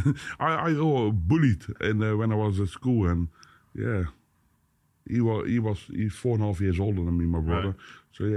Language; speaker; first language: English; non-native, fluent; Dutch